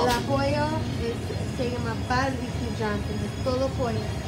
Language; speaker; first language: Spanish; non-native, learner; English